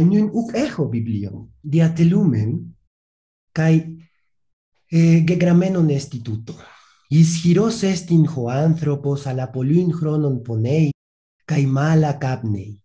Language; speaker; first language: Greek; non-native, fluent; Spanish